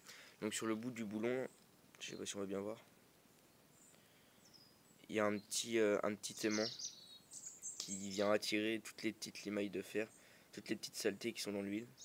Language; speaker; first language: French; native; French